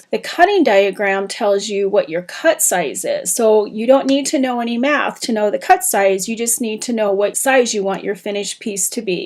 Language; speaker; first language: English; native; English